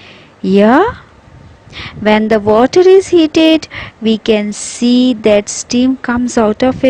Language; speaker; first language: English; non-native, local second language; Hindi